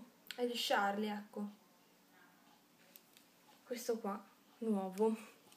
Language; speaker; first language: Italian; native; Italian